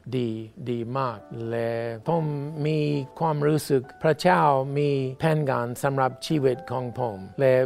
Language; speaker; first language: Thai; non-native, fluent; English